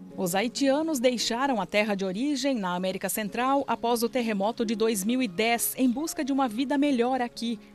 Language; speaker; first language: Portuguese; native; Portuguese